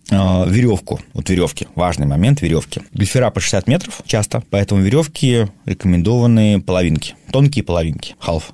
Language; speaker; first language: Russian; native; Russian